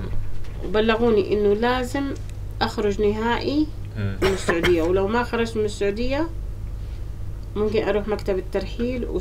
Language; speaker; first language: Arabic; native; Arabic